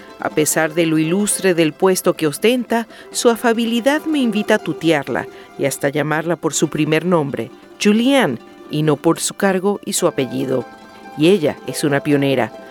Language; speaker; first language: Spanish; native; Spanish